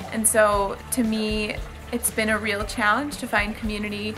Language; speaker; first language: English; native; English